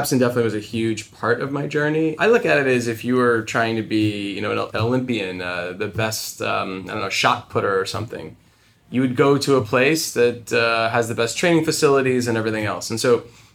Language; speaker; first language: English; native; English